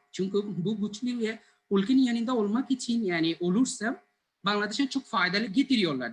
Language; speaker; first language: Turkish; non-native, fluent; Bangla